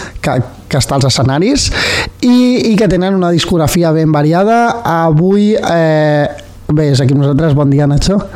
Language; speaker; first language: Catalan; native; Catalan